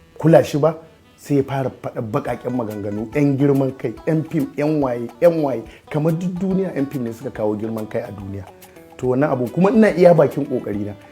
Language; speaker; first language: Hausa; native; Hausa